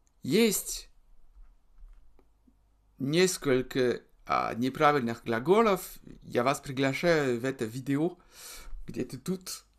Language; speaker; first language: Russian; non-native, fluent; French